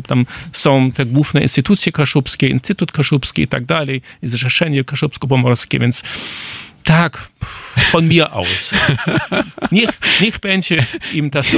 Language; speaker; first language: Polish; non-native, fluent; German